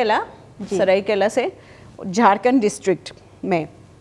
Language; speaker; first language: Hindi; non-native, fluent; Spanish